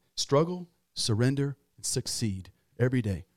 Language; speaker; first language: English; native; English